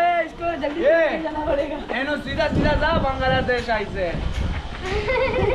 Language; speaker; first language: Hindi; non-native, local second language; Bangla